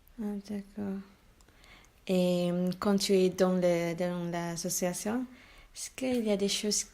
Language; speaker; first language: French; non-native, learner; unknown